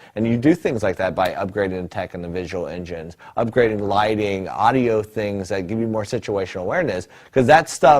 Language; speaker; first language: English; native; English